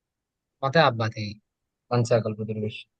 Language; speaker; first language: Hindi; non-native, learner; Bangla